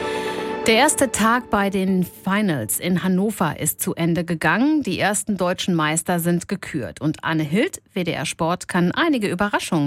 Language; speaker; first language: German; native; German